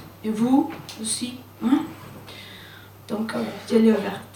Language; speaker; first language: French; non-native, learner; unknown